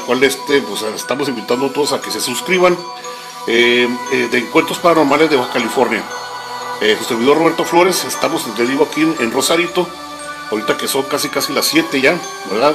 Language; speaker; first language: Spanish; native; Spanish